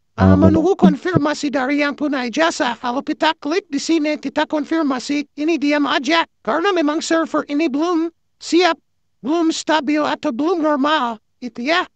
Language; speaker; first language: Indonesian; native; Indonesian